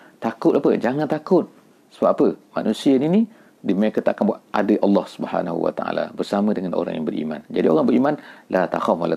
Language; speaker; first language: Malay; native; Malay